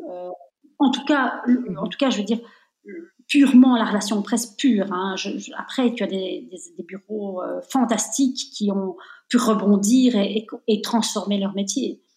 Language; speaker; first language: French; native; French